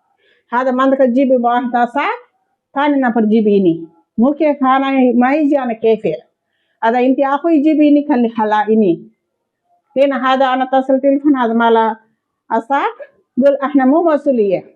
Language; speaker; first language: Arabic; non-native, learner; Telugu